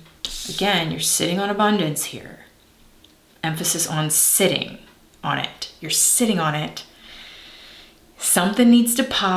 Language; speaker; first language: English; native; English